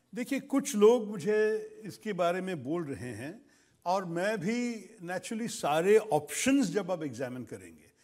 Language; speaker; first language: Hindi; non-native, local second language; Malayalam